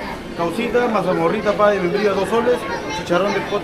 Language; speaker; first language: Spanish; native; Spanish